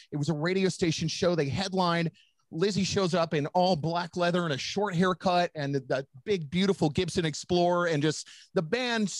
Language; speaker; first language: English; native; English